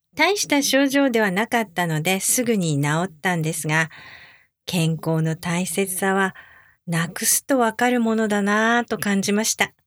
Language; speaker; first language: Japanese; native; Japanese